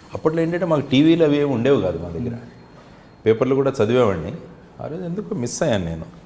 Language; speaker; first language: Telugu; native; Telugu